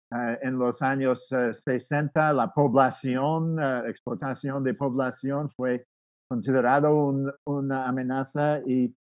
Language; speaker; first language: Spanish; non-native, fluent; English